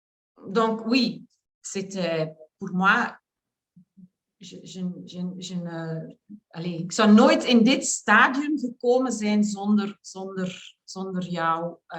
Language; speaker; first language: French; non-native, learner; Dutch